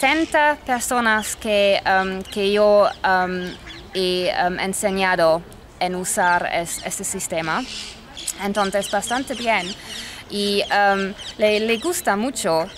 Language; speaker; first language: Spanish; non-native, fluent; English